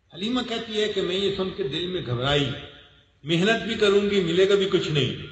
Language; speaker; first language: Urdu; non-native, local second language; Punjabi